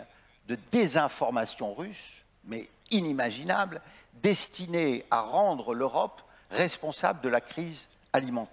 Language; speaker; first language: French; native; French